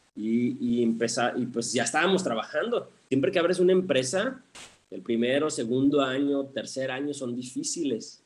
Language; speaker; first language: Spanish; early bilingual, heritage; Spanish